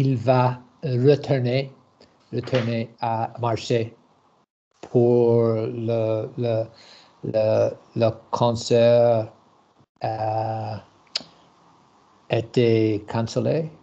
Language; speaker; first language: French; non-native, learner; English